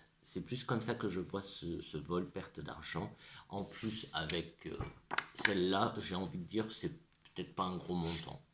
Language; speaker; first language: French; native; French